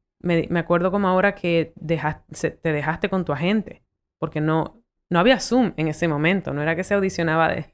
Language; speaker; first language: Spanish; early bilingual, heritage; Spanish